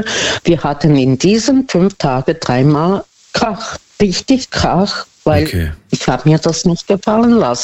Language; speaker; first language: German; non-native, fluent; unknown